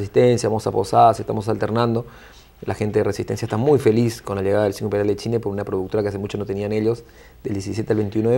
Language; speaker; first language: Spanish; native; Spanish